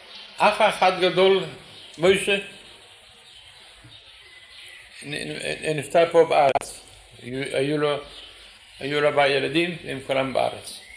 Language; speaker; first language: Hebrew; non-native, fluent; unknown